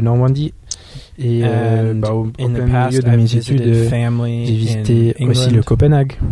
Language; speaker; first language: French; non-native, fluent; English